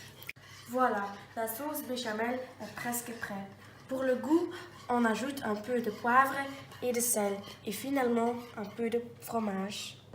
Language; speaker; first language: French; non-native, learner; Dutch